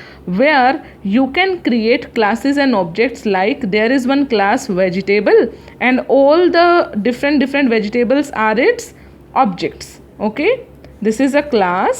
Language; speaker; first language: English; non-native, local second language; Hindi